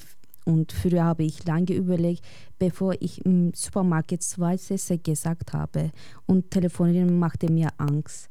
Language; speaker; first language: German; non-native, fluent; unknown